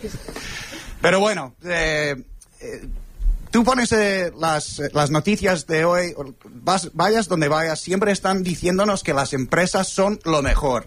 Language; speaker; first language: Spanish; non-native, fluent; English